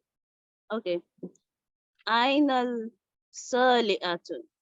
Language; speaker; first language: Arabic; non-native, learner; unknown